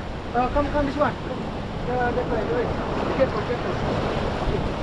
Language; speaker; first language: English; non-native, learner; Indonesian